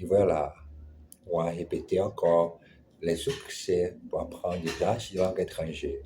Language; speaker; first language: French; non-native, learner; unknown